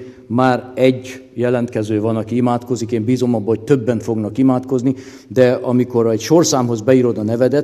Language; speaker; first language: Hungarian; native; Hungarian